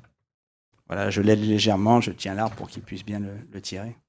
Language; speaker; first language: French; native; French